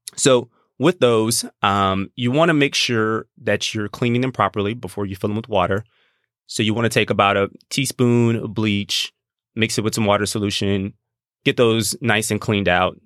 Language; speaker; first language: English; native; English